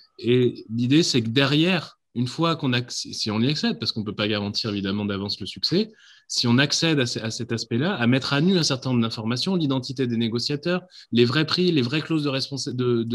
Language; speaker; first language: French; native; French